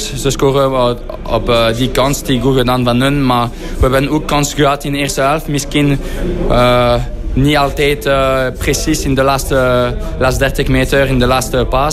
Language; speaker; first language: Dutch; non-native, fluent; French